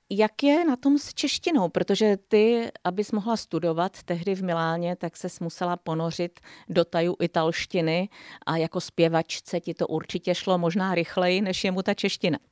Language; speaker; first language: Czech; native; Czech